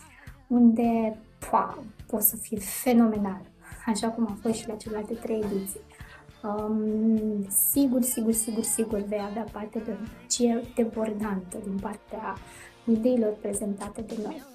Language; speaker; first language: Romanian; native; Romanian